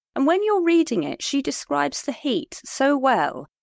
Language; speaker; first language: English; native; English